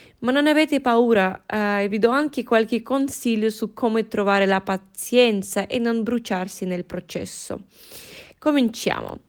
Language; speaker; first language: Italian; non-native, fluent; Russian